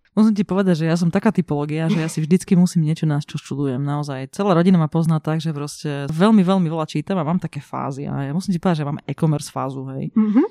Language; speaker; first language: Slovak; non-native, local second language; Hungarian